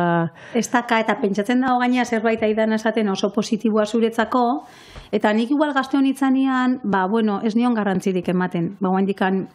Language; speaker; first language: Basque; native; Basque